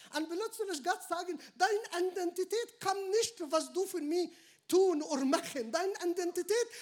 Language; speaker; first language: German; non-native, learner; Arabic